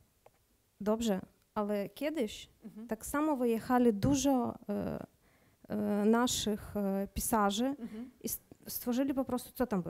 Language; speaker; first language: Polish; non-native, learner; Ukrainian